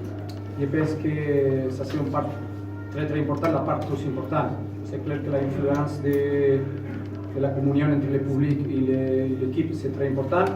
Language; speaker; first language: French; non-native, fluent; Spanish